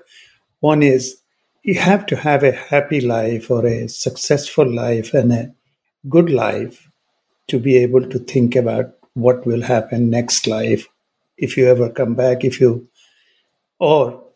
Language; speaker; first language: English; non-native, local second language; Hindi